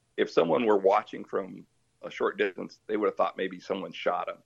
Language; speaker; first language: English; early bilingual, other home language; Portuguese